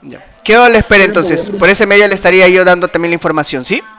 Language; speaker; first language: Spanish; native; Spanish